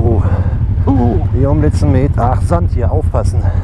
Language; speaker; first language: German; native; German